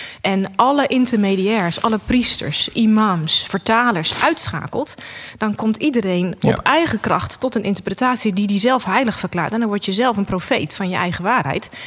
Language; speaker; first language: Dutch; native; Dutch